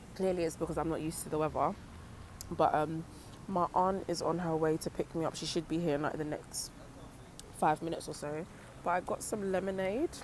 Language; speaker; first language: English; native; English